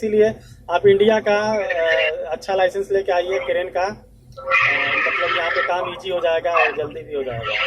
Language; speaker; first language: Hindi; native; Hindi